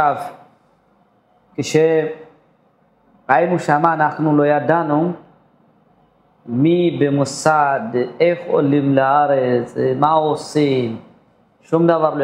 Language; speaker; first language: Hebrew; non-native, fluent; Amharic